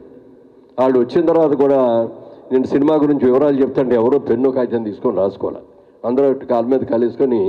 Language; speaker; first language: Telugu; native; Telugu